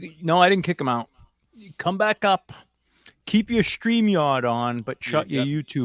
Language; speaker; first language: English; native; English